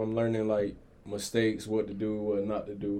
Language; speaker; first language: English; native; English